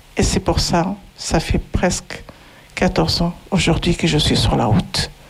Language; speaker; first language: French; non-native, local second language; Arabic